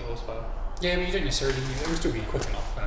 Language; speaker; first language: English; native; English